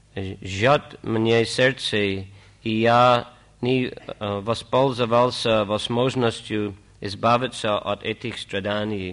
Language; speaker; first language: Russian; native; Russian